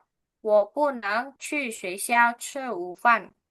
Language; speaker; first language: Chinese; non-native, fluent; Indonesian